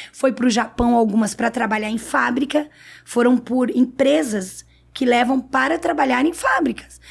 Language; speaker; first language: Portuguese; native; Portuguese